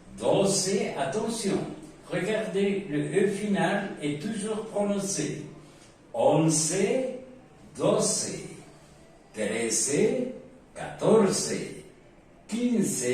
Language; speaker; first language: French; non-native, fluent; Spanish